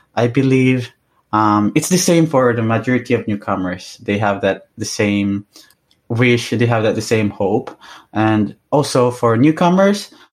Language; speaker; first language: English; non-native, local second language; Hiligaynon